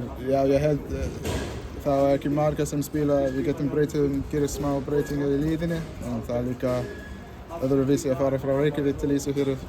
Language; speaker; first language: Icelandic; non-native, learner; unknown